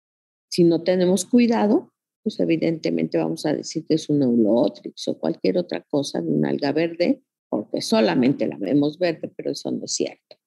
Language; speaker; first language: Spanish; native; Spanish